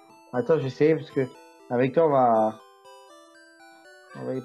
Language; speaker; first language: French; native; French